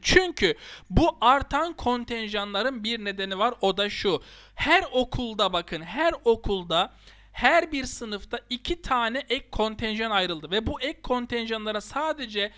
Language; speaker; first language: Turkish; native; Turkish